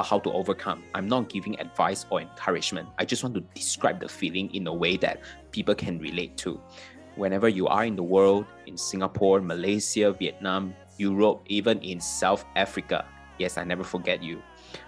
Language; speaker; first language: English; non-native, local second language; Chinese